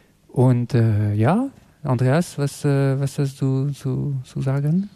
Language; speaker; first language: German; non-native, learner; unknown